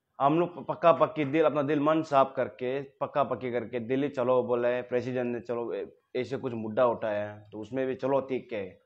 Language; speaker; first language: Hindi; non-native, local second language; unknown